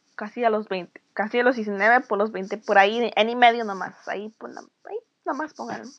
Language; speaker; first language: Spanish; early bilingual, heritage; Spanish